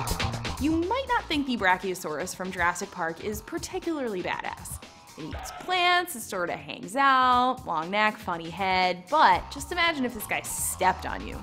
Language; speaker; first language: English; native; English